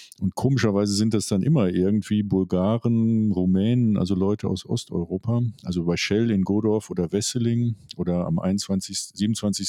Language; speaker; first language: German; native; German